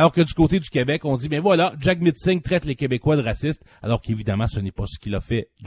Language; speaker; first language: French; native; French